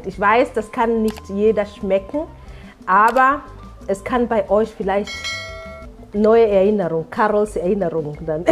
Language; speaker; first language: German; non-native, fluent; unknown